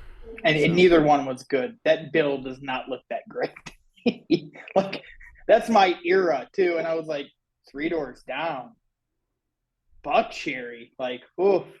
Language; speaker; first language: English; native; English